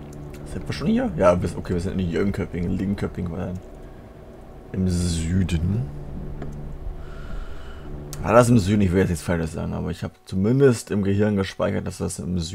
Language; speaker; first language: German; native; German